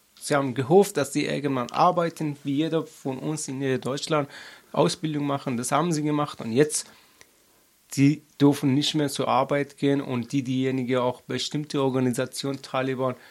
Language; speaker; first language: German; non-native, learner; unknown